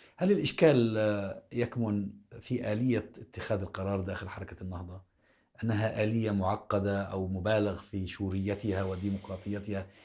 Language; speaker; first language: Arabic; native; Arabic